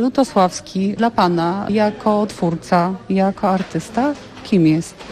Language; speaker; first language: Polish; native; Polish